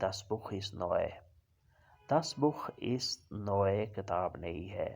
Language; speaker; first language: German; non-native, learner; Urdu